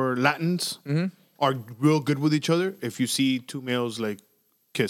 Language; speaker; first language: English; non-native, fluent; Spanish